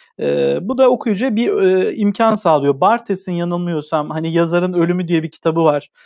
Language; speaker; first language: Turkish; native; Turkish